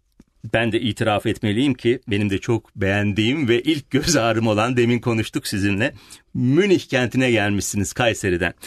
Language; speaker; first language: Turkish; native; Turkish